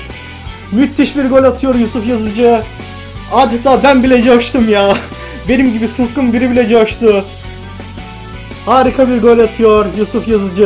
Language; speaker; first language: Turkish; native; Turkish